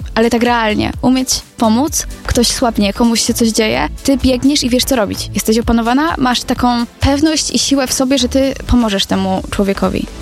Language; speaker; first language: Polish; native; Polish